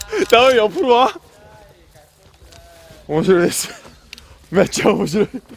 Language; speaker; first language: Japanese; non-native, fluent; Korean